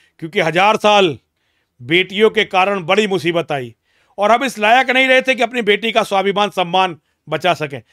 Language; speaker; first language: Hindi; native; Hindi